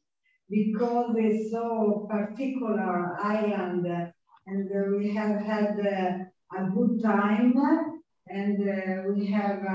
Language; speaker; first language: English; non-native, learner; Italian